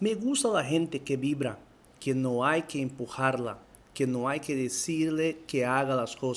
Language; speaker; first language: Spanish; non-native, fluent; Portuguese